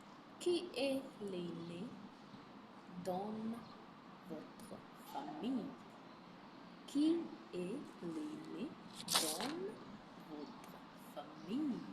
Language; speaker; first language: French; non-native, fluent; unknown